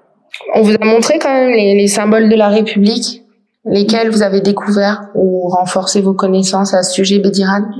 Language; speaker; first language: French; native; French